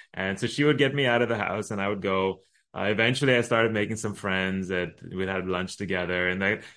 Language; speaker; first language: English; early bilingual, other home language; Arabic